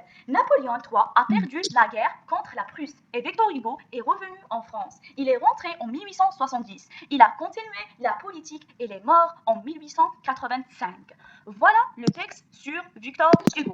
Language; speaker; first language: French; non-native, local second language; Arabic